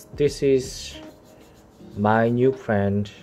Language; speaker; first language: English; non-native, learner; Korean